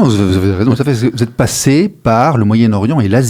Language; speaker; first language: French; native; French